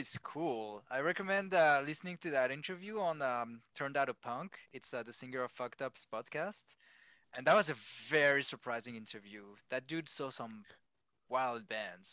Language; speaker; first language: English; non-native, fluent; French